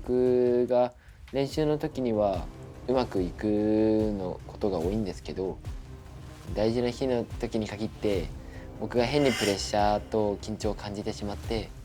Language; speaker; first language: Japanese; native; Japanese